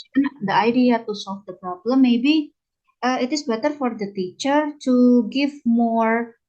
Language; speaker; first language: English; non-native, fluent; Indonesian